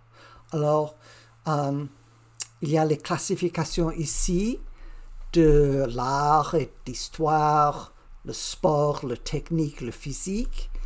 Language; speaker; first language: French; non-native, learner; English